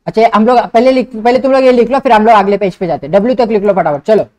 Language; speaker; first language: Hindi; non-native, local second language; Marathi